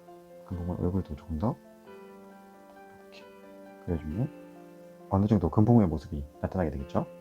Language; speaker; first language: Korean; native; Korean